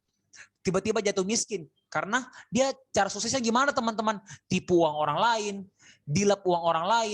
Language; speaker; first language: Indonesian; native; Indonesian